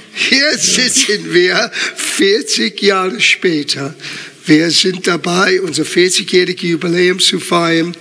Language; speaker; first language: German; non-native, fluent; English